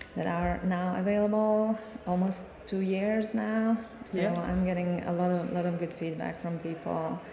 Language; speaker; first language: English; non-native, fluent; Hungarian